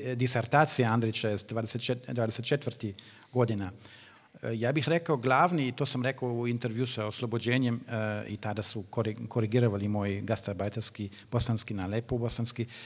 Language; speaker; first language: Serbian; non-native, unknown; German